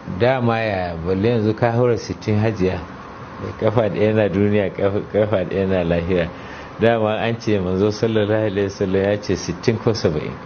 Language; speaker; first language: Hausa; native; Hausa